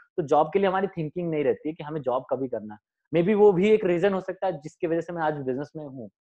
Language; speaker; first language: Hindi; native; Hindi